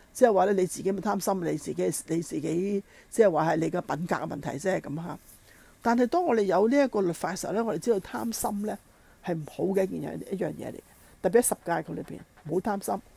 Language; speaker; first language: Chinese; non-native, local second language; Cantonese